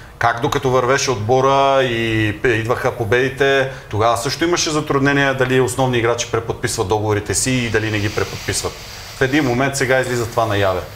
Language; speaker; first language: Bulgarian; native; Bulgarian